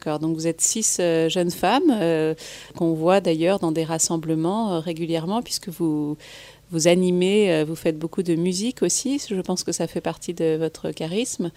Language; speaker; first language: French; native; French